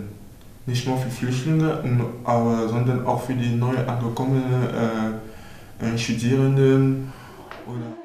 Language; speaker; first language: German; non-native, fluent; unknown